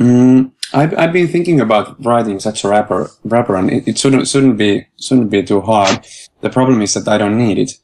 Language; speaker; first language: English; non-native, fluent; Finnish